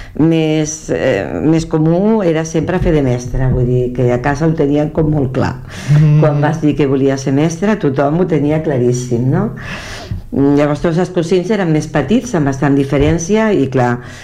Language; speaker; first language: Catalan; non-native, local second language; Spanish